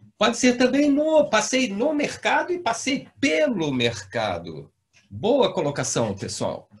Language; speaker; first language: Portuguese; native; Portuguese